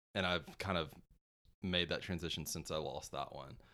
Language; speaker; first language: English; native; English